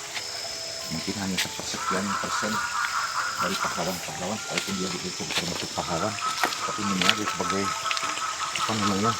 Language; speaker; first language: Indonesian; native; Indonesian